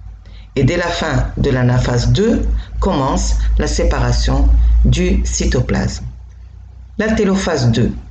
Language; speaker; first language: French; non-native, local second language; Arabic